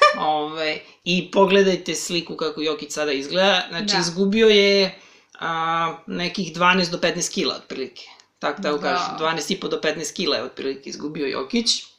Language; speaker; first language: Serbian; native; Serbian